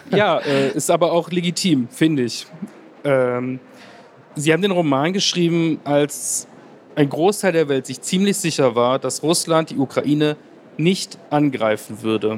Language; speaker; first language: German; native; German